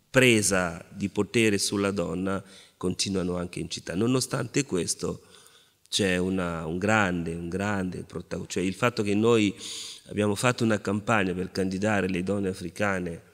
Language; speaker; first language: Italian; non-native, fluent; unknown